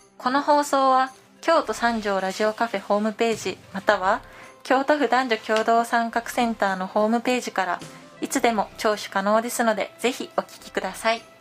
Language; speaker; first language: Japanese; native; Japanese